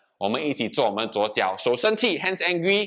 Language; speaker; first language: Chinese; non-native, local second language; English